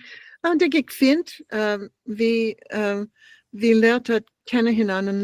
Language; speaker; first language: Danish; non-native, learner; English